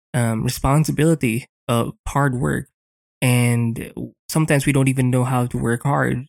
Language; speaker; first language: English; non-native, local second language; Filipino